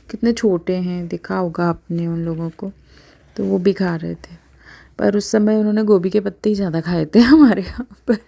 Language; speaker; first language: Hindi; native; Hindi